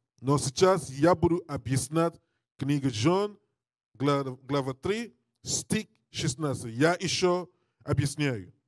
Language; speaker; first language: Russian; non-native, learner; English